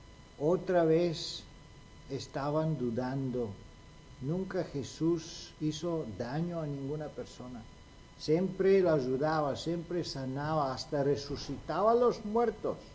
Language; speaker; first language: Spanish; non-native, fluent; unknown